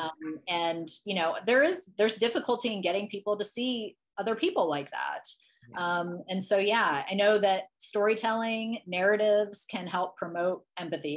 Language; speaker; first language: English; native; English